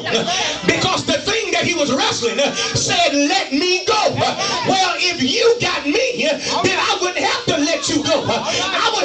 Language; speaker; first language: English; native; English